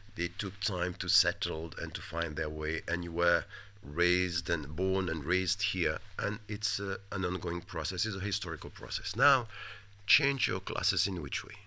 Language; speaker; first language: English; non-native, fluent; French